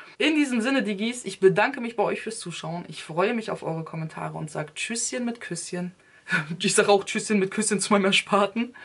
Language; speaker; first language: German; early bilingual, other home language; Turkish